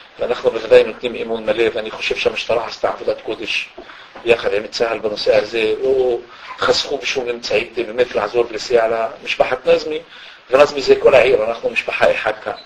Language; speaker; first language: Hebrew; non-native, local second language; Arabic